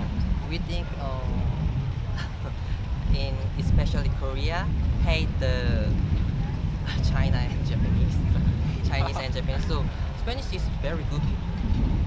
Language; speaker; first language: English; non-native, learner; Korean